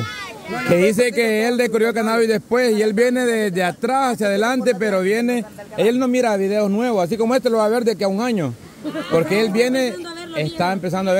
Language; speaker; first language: Spanish; native; Spanish